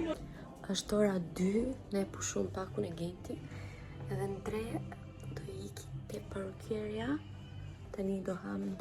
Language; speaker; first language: Albanian; early bilingual, heritage; Albanian